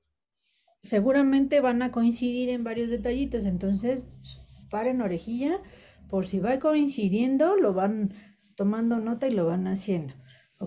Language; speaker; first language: Spanish; native; Spanish